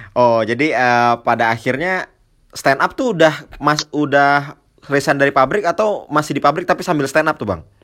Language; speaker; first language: Indonesian; native; Indonesian